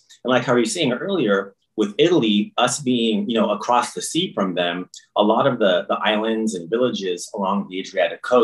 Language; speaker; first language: English; early bilingual, other home language; Croatian